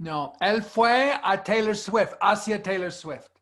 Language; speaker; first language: Spanish; non-native, fluent; English